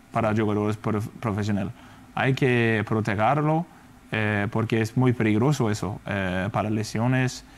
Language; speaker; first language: Spanish; non-native, fluent; Danish